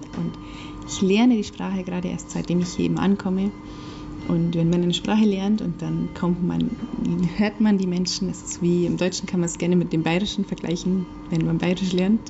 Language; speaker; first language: German; native; German